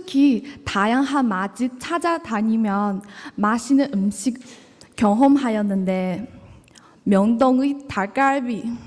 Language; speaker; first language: Korean; non-native, learner; Chinese